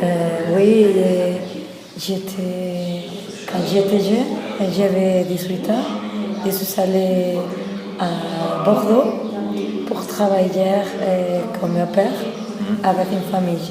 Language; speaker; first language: French; non-native, learner; Spanish